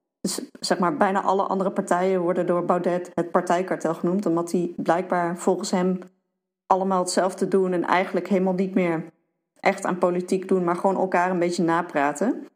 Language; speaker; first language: Dutch; native; Dutch